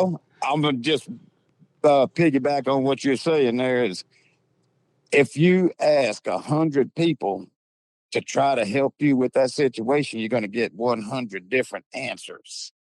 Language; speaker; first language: English; native; English